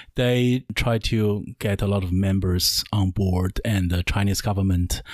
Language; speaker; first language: English; non-native, learner; Chinese